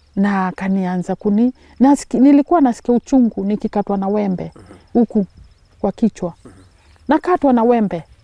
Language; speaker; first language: Swahili; native; Swahili